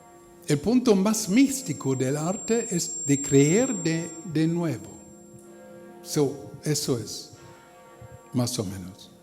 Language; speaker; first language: Spanish; non-native, learner; German